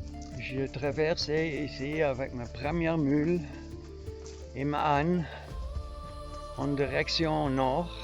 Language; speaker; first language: French; non-native, learner; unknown